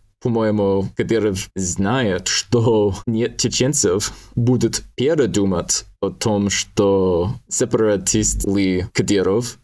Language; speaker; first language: Russian; non-native, learner; English